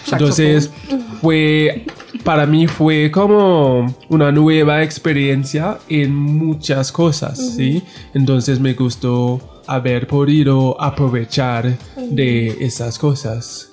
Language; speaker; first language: Spanish; non-native, fluent; English